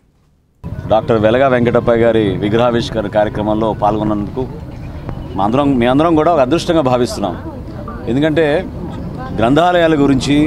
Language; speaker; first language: Telugu; native; Telugu